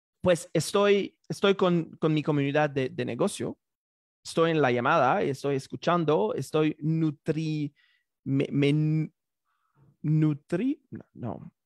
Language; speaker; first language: Spanish; non-native, fluent; French